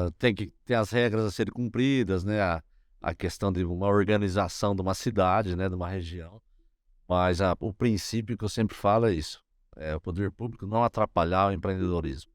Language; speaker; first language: Portuguese; native; Portuguese